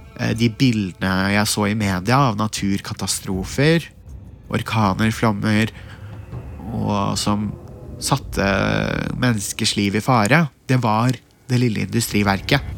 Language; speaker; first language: Norwegian; early bilingual, other home language; Central Kurdish